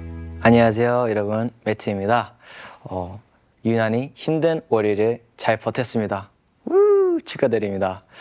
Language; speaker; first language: Korean; early bilingual, heritage; English